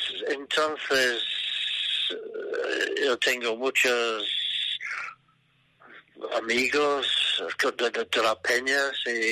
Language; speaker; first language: Spanish; non-native, learner; English